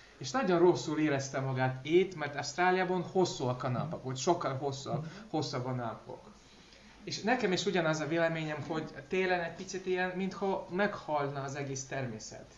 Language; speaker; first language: Hungarian; non-native, learner; Russian